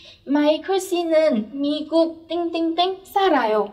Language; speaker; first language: Korean; non-native, fluent; Vietnamese